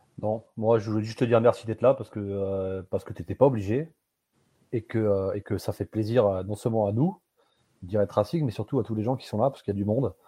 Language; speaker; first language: French; native; French